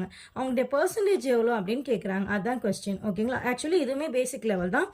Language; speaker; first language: Tamil; native; Tamil